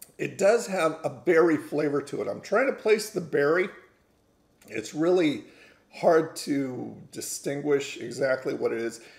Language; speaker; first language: English; native; English